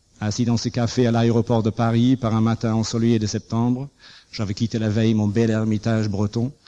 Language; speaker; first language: French; non-native, fluent; English